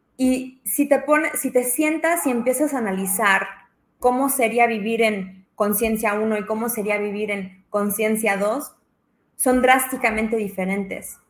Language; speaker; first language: Spanish; early bilingual, heritage; Spanish